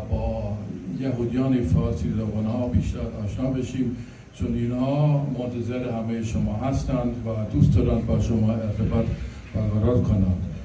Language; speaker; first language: Persian; non-native, fluent; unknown